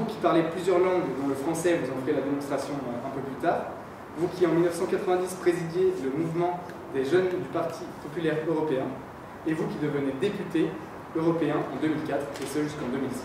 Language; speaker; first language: French; native; French